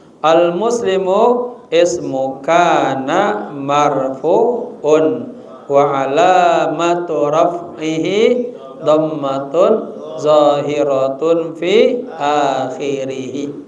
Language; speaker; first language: Arabic; non-native, fluent; Indonesian